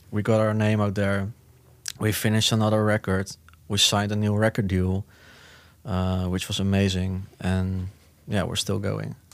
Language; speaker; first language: English; non-native, fluent; Dutch